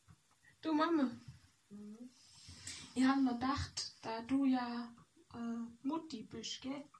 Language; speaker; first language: German; native; German